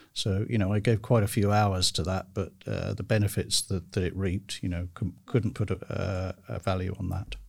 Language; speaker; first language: English; native; English